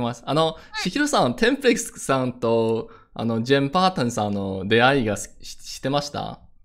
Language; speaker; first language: Japanese; non-native, learner; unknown